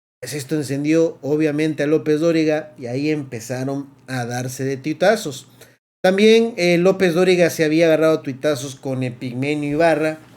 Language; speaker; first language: Spanish; native; Spanish